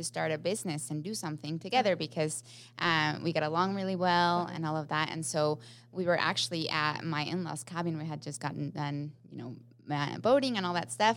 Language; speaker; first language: English; non-native, fluent; Spanish